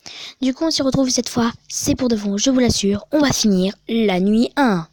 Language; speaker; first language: French; native; French